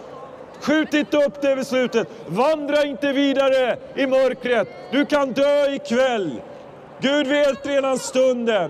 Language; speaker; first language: Swedish; non-native, fluent; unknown